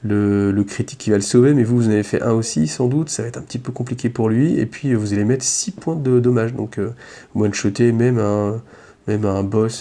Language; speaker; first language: French; native; French